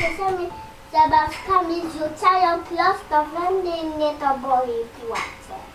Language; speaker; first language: Polish; native; Polish